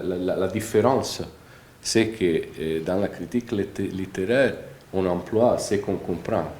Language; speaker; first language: French; non-native, fluent; Italian